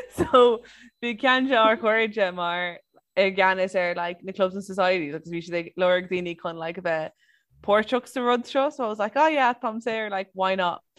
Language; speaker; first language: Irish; non-native, local second language; English